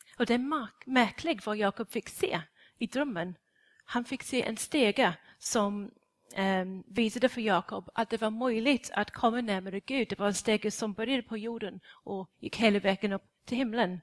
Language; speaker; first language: Swedish; non-native, fluent; English